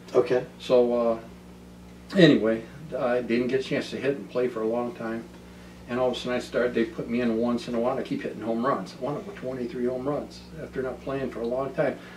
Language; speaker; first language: English; native; English